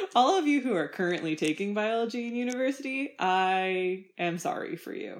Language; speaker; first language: English; native; English